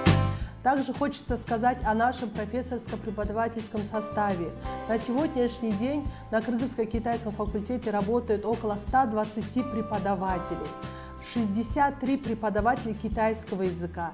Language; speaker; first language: Russian; non-native, local second language; Kyrgyz